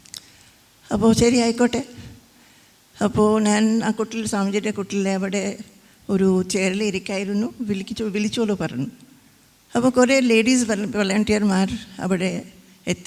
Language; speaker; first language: Malayalam; non-native, fluent; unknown